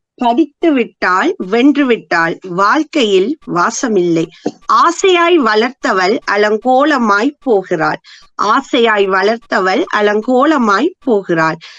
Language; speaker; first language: Tamil; native; Tamil